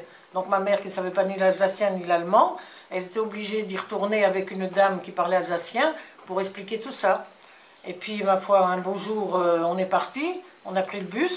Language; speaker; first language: French; native; French